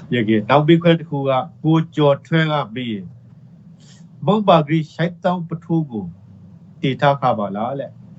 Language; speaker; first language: Burmese; native; Burmese